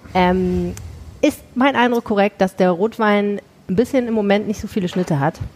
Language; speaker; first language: German; native; German